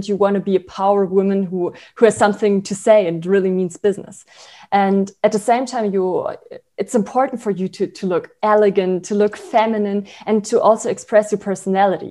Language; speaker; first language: English; non-native, fluent; German